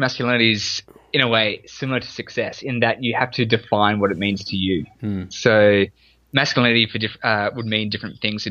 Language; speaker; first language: English; native; English